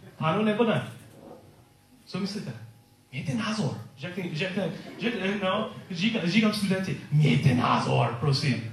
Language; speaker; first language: Czech; non-native, learner; English